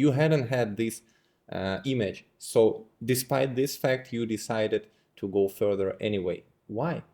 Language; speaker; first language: English; non-native, fluent; Russian